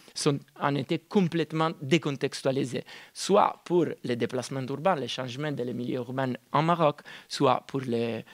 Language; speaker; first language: French; non-native, learner; Italian